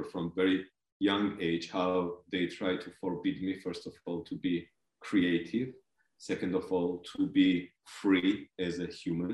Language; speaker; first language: English; non-native, fluent; Georgian